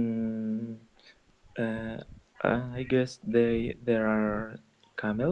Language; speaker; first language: English; non-native, learner; Spanish